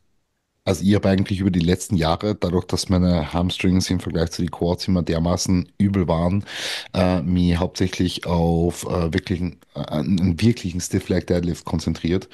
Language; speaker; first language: German; native; German